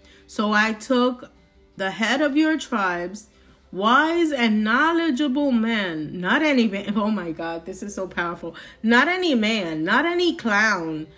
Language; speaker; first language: English; non-native, fluent; Spanish